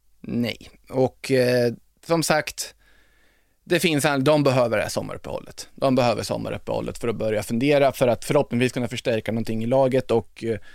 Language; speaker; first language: Swedish; native; Swedish